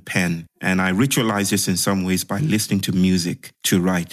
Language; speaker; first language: English; non-native, local second language; Yoruba